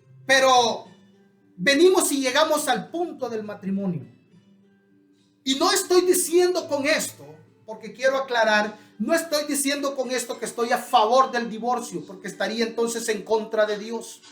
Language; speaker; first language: Spanish; native; Spanish